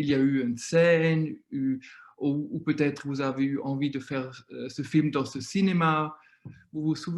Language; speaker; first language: French; non-native, fluent; German